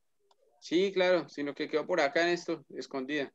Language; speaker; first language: Spanish; native; Spanish